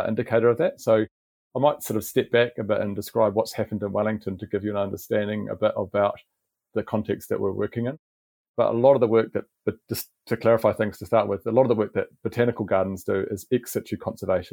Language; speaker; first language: English; native; English